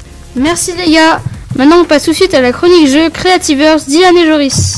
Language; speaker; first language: French; native; French